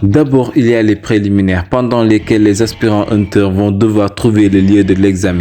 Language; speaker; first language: French; native; French